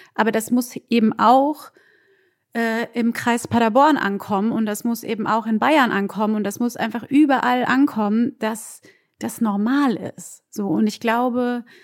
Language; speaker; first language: German; early bilingual, other home language; Portuguese